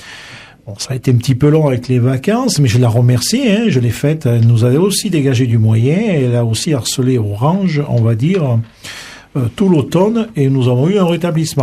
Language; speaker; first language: French; native; French